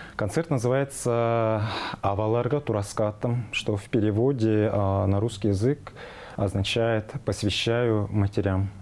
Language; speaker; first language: Russian; non-native, local second language; Tuvinian